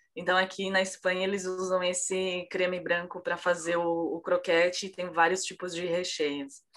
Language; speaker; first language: Portuguese; native; Portuguese